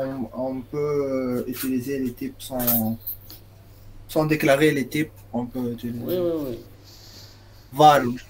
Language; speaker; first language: French; non-native, local second language; Arabic